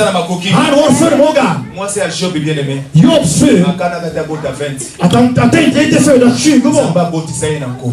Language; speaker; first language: Swedish; non-native, fluent; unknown